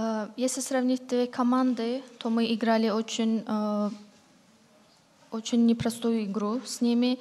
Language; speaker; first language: Russian; non-native, learner; Turkish